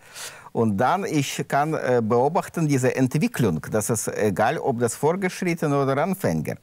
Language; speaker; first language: German; non-native, learner; Russian